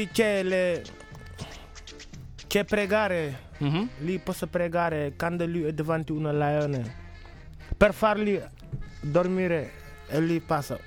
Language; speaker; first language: Italian; non-native, learner; Wolof